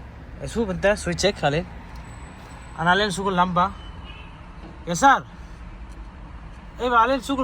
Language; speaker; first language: Arabic; non-native, learner; Tamil